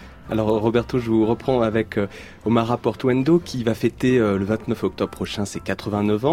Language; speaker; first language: French; native; French